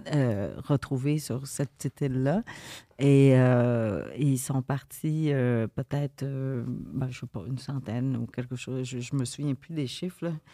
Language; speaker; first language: French; early bilingual, other home language; Vietnamese